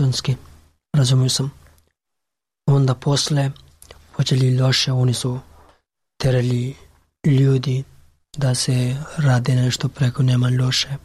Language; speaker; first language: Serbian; non-native, learner; Pashto